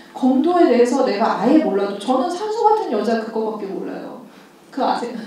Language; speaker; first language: Korean; native; Korean